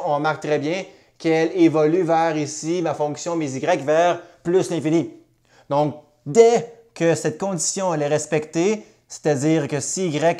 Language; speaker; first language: French; native; French